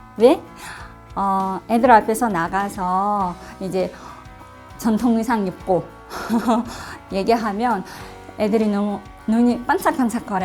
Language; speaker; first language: Korean; non-native, fluent; Russian